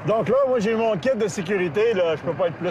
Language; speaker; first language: French; native; French